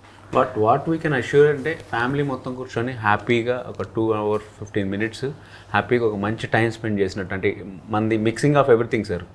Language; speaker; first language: Telugu; native; Telugu